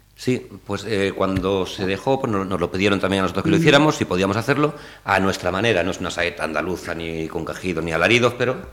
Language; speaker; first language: Spanish; native; Spanish